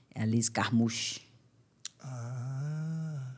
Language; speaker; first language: Portuguese; native; Portuguese